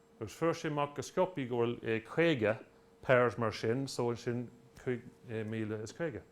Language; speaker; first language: Irish; non-native, local second language; English